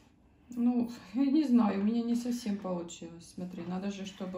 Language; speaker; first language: Russian; native; Russian